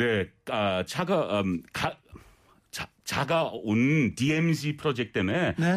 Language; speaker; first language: Korean; non-native, learner; English